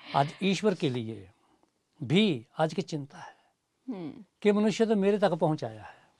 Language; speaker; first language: Hindi; native; Hindi